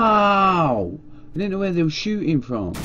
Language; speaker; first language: English; native; English